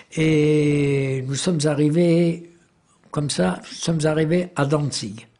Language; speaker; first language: French; native; French